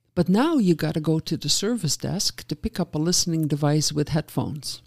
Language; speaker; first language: English; non-native, fluent; Dutch